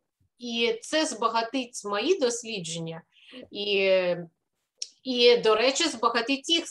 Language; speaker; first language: Ukrainian; non-native, fluent; Russian